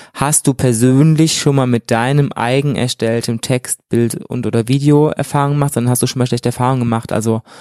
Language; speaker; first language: German; native; German